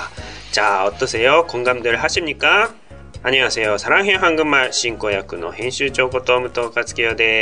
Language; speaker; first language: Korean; non-native, fluent; Japanese